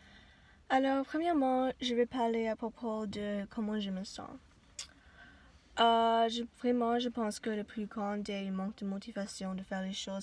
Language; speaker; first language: French; non-native, learner; English